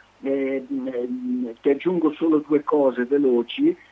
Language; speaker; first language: Italian; native; Italian